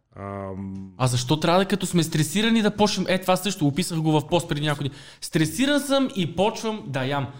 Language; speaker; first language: Bulgarian; native; Bulgarian